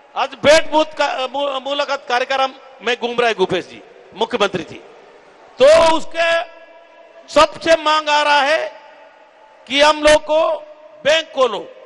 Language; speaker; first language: Hindi; native; Hindi